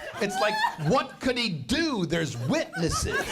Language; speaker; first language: English; native; English